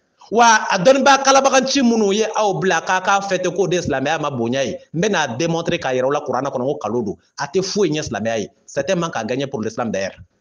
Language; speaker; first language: French; non-native, local second language; Bambara